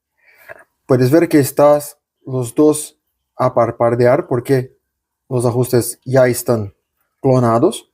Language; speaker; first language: Spanish; non-native, local second language; Portuguese